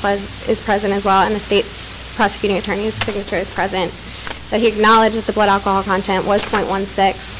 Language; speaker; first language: English; native; English